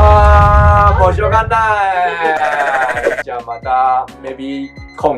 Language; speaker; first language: Japanese; non-native, learner; Chinese